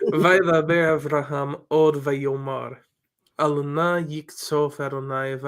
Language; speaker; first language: Hebrew; non-native, learner; English